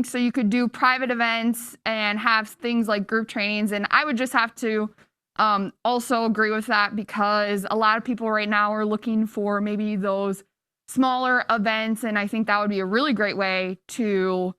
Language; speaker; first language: English; native; English